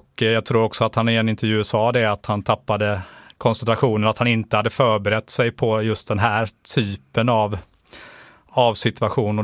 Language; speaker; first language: Swedish; native; Swedish